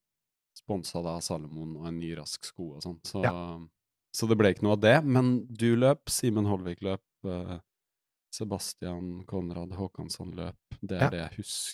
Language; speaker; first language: Norwegian; native; Norwegian